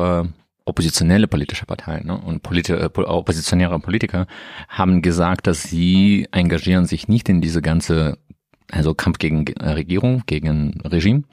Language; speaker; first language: German; non-native, learner; Russian